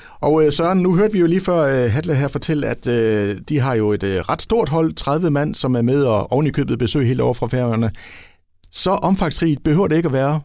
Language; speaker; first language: Danish; native; Danish